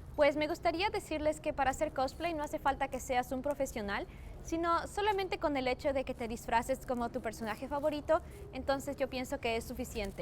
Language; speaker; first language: Spanish; early bilingual, heritage; Spanish